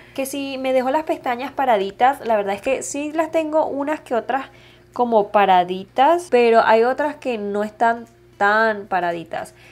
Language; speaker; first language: Spanish; native; Spanish